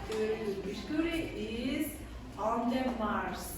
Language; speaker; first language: English; non-native, fluent; Mongolian